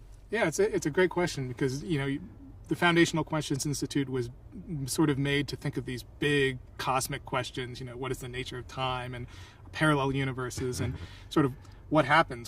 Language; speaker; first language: English; native; English